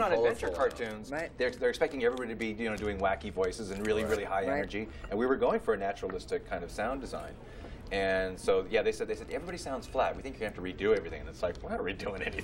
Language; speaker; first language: English; native; English